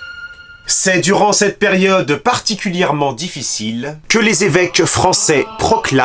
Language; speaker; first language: French; native; French